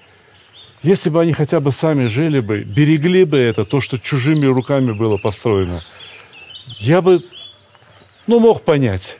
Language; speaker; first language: Russian; native; Russian